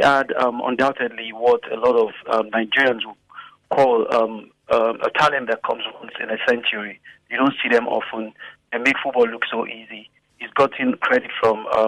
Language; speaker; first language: English; non-native, local second language; Yoruba